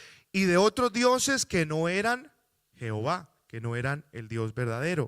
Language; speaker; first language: Spanish; native; Spanish